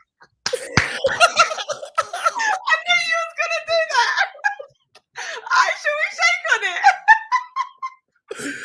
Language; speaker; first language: English; native; English